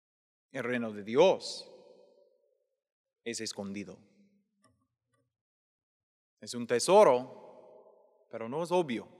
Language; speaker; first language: Spanish; non-native, fluent; English